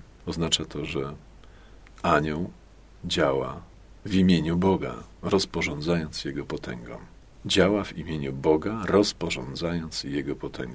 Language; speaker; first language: Polish; native; Polish